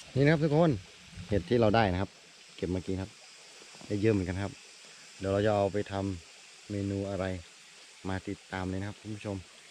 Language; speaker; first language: Thai; non-native, local second language; Karen languages